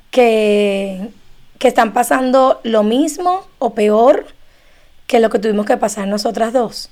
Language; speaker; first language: Spanish; native; Spanish